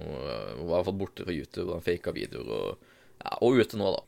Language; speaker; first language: Norwegian; native; Norwegian